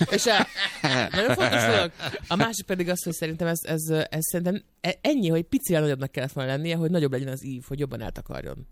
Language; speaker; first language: Hungarian; native; Hungarian